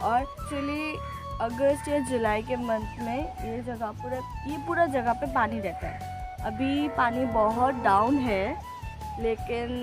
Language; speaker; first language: Hindi; non-native, local second language; Assamese